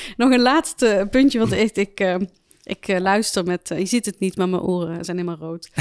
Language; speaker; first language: Dutch; early bilingual, other home language; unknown